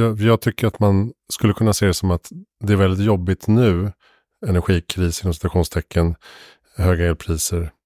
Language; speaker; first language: Swedish; native; Swedish